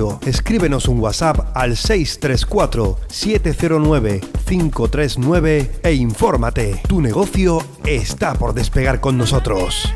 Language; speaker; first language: Spanish; native; Spanish